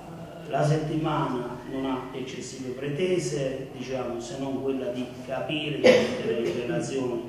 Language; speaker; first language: Italian; native; Italian